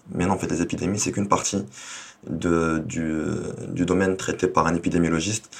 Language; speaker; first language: French; non-native, local second language; Arabic